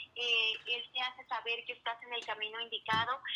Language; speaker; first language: Spanish; native; Spanish